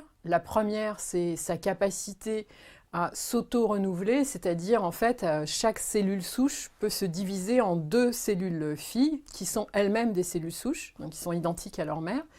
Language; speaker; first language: French; native; French